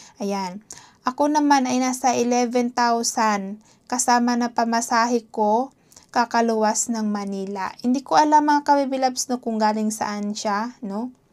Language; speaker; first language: Filipino; non-native, local second language; Hiligaynon